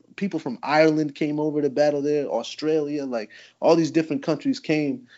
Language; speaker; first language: English; native; English